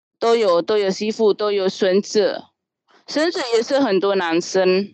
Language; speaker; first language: Chinese; non-native, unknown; Indonesian